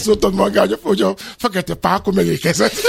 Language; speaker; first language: Hungarian; non-native, learner; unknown